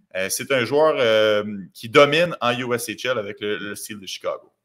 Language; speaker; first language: French; native; French